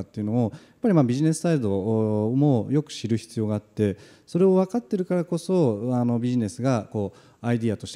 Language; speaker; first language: Japanese; native; Japanese